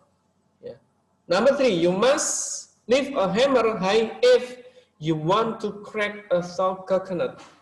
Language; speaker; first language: English; non-native, local second language; Indonesian